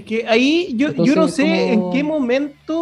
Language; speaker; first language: Spanish; native; Spanish